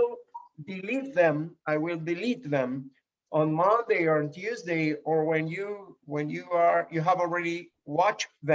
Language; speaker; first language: English; non-native, fluent; Spanish